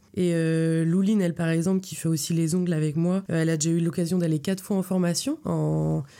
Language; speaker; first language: French; native; French